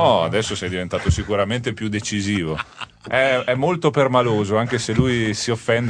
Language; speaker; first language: Italian; native; Italian